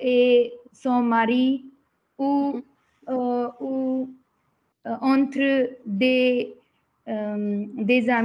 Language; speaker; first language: French; non-native, learner; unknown